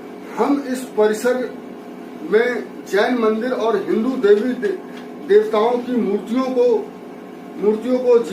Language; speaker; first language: Hindi; native; Hindi